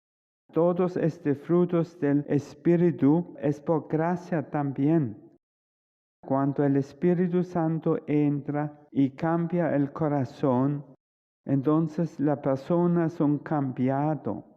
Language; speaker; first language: Spanish; non-native, fluent; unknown